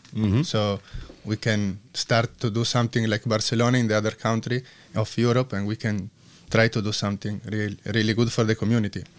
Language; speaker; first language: English; non-native, learner; Italian